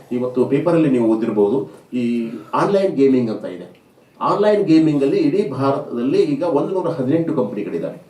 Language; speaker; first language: Kannada; native; Kannada